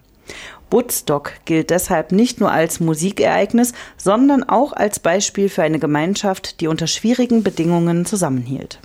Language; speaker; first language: German; native; German